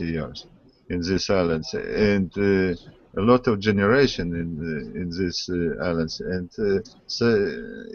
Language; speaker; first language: English; non-native, learner; Russian